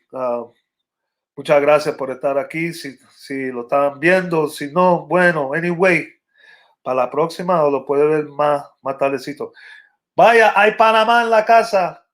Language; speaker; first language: Spanish; early bilingual, other home language; English